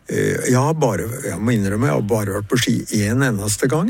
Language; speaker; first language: Norwegian; native; Norwegian